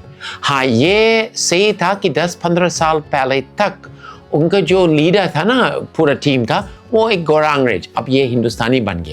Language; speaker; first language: Hindi; non-native, fluent; English